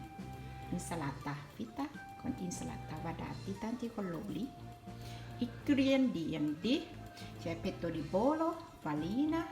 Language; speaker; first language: Italian; non-native, learner; Thai